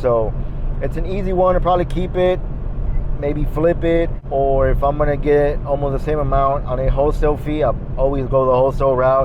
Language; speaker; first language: English; native; English